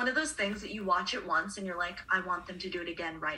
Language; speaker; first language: English; native; English